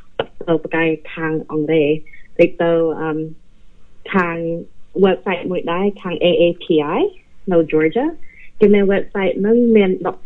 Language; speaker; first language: Khmer; early bilingual, heritage; Khmer